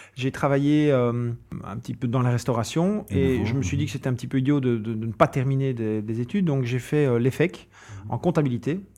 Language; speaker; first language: French; non-native, fluent; English